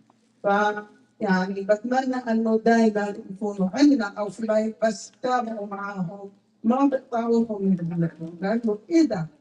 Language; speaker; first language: Arabic; native; Arabic